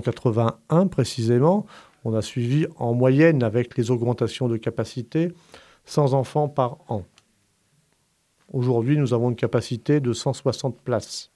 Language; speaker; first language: French; native; French